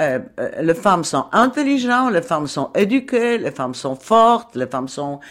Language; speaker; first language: French; non-native, learner; Polish